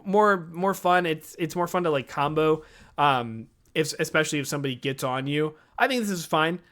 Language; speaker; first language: English; native; English